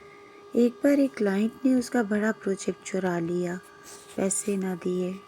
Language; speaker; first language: Urdu; native; Urdu